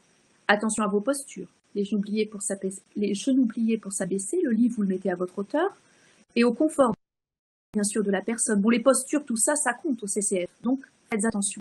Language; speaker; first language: French; native; French